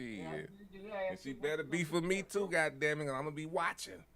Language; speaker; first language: English; native; English